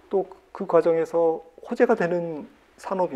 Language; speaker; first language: Korean; native; Korean